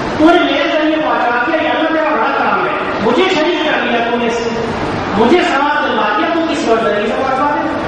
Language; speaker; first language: Urdu; native; Urdu